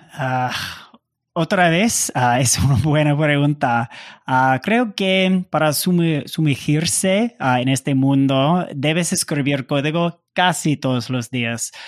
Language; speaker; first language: Spanish; non-native, learner; English